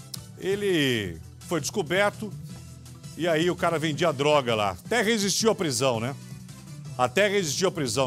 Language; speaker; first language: Portuguese; native; Portuguese